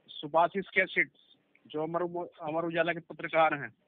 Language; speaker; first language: Hindi; native; Hindi